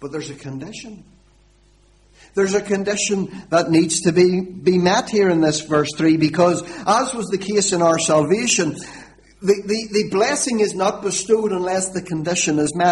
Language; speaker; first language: English; native; English